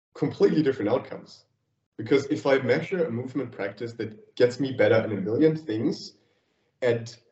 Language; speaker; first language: English; non-native, fluent; German